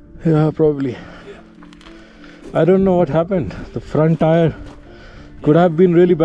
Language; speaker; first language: English; non-native, fluent; Hindi